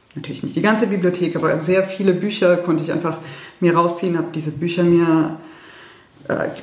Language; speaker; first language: German; early bilingual, heritage; German